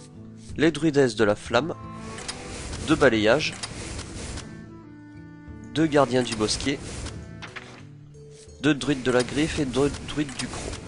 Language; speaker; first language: French; native; French